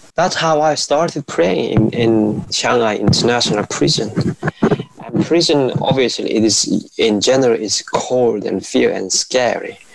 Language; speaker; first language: English; non-native, fluent; Korean